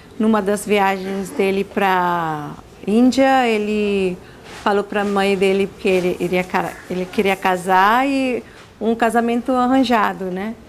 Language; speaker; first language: Portuguese; non-native, fluent; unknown